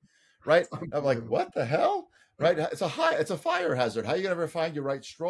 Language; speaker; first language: English; native; English